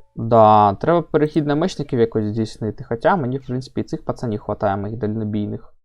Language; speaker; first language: Ukrainian; non-native, local second language; Russian